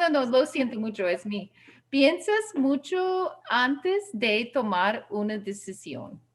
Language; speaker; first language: Spanish; non-native, learner; English